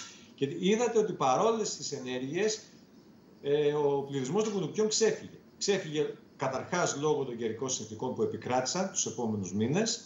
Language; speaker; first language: Greek; native; Greek